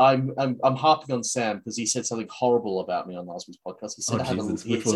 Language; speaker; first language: English; native; English